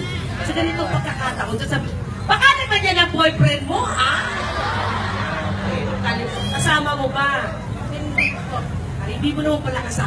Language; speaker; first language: Filipino; native; Filipino